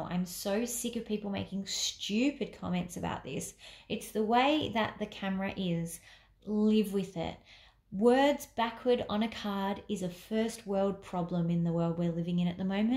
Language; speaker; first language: English; native; English